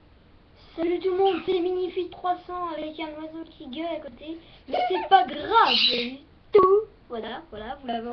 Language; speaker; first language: French; native; French